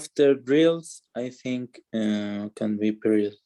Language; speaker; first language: English; non-native, learner; Spanish